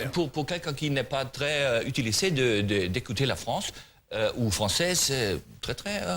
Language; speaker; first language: French; non-native, learner; German